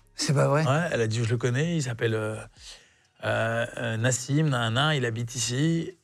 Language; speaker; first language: French; native; French